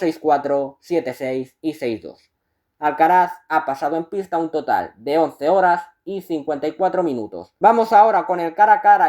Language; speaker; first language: Spanish; native; Spanish